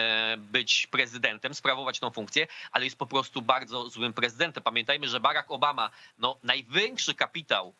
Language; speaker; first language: Polish; native; Polish